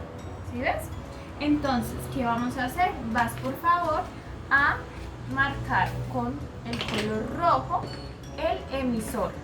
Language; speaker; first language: Spanish; native; Spanish